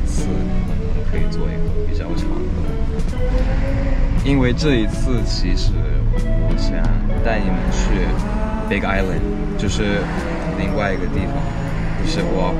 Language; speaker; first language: Chinese; non-native, fluent; English